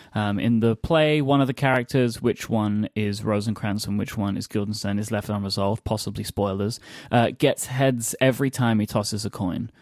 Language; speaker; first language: English; native; English